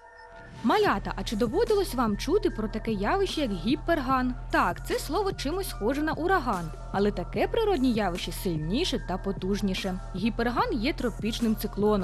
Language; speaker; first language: Ukrainian; native; Ukrainian